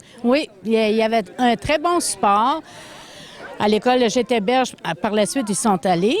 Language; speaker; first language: French; native; French